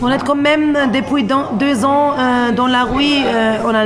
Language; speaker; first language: French; non-native, fluent; Turkish